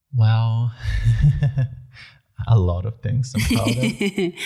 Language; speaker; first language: English; non-native, fluent; Bulgarian